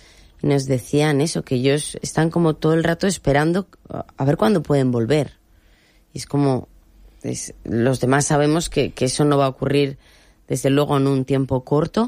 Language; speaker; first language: Spanish; native; Spanish